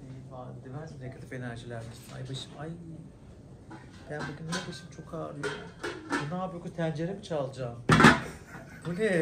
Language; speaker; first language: Turkish; native; Turkish